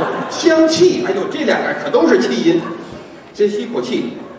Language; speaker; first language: Chinese; non-native, fluent; English